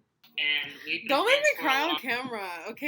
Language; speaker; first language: English; native; English